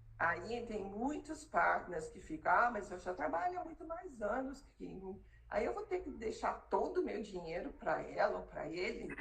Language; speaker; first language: Portuguese; native; Portuguese